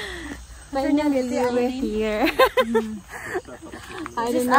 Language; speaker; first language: English; non-native, local second language; Filipino